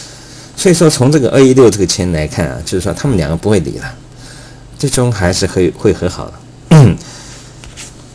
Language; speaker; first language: Chinese; native; Chinese